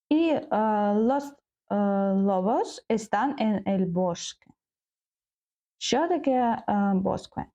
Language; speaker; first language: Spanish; non-native, learner; Ukrainian